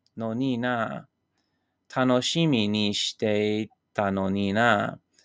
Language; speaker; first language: Japanese; non-native, learner; English